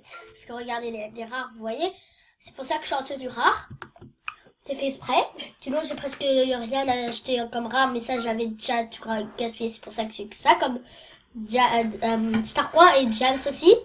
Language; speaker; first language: French; native; French